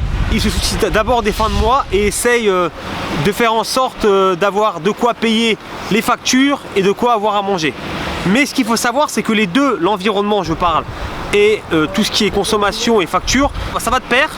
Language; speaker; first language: French; native; French